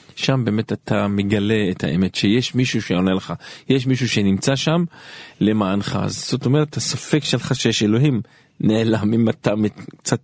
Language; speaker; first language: Hebrew; non-native, local second language; Arabic